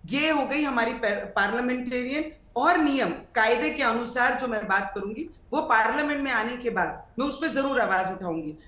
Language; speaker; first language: Hindi; non-native, local second language; Marathi